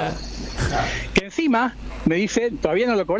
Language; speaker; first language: Spanish; native; Spanish